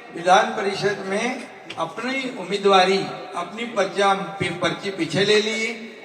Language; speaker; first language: Hindi; non-native, local second language; Marathi